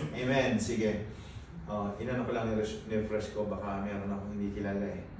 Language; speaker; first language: Filipino; native; Filipino